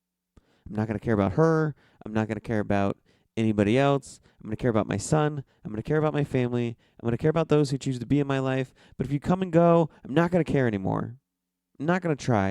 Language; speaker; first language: English; native; English